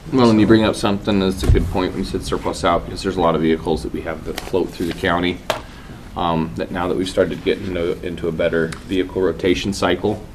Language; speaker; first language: English; native; English